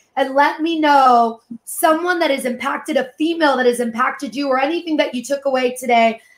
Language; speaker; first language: English; early bilingual, other home language; Spanish